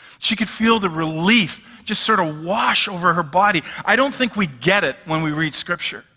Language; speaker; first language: English; native; English